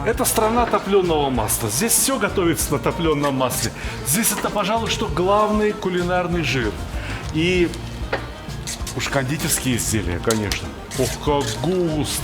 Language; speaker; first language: Russian; native; Russian